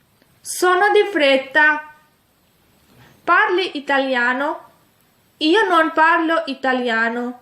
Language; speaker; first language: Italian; non-native, fluent; Urdu